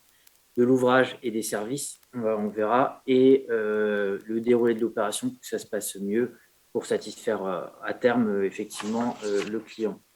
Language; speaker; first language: French; native; French